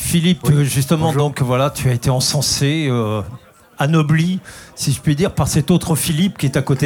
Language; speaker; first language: French; native; French